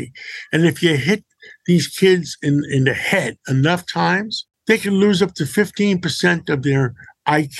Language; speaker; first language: English; early bilingual, other home language; Greek